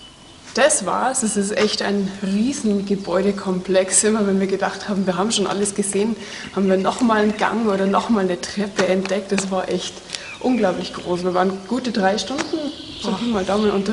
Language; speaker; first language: German; native; German